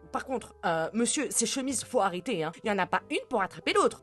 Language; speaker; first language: French; native; French